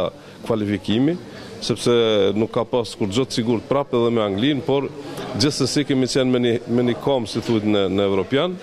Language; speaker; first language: Albanian; native; Albanian